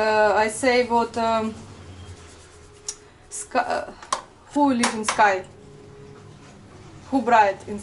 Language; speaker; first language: English; non-native, learner; Russian